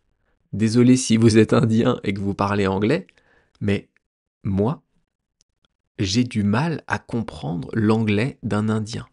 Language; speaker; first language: French; native; French